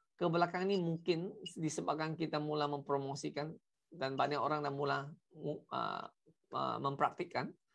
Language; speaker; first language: Malay; non-native, local second language; Chinese